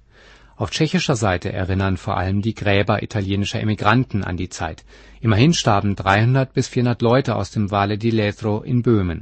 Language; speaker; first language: German; native; German